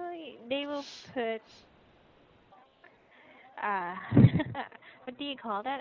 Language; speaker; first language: English; non-native, local second language; Filipino